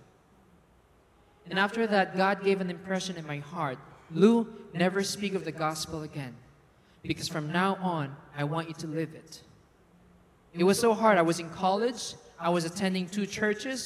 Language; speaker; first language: English; non-native, local second language; Filipino